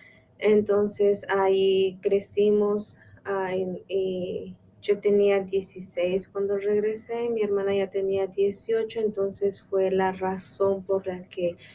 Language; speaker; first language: Spanish; non-native, local second language; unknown